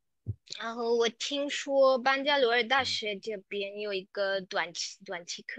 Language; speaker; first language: Chinese; non-native, local second language; Tamil